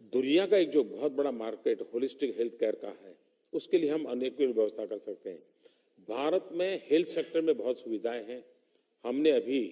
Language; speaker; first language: Hindi; non-native, local second language; Gujarati